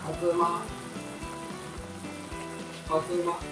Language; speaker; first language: Chinese; non-native, fluent; Japanese